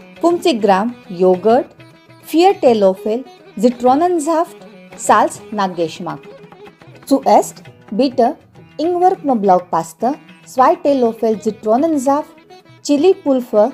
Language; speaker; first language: German; non-native, learner; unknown